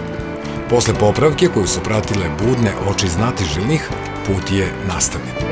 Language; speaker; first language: Bosnian; native; Bosnian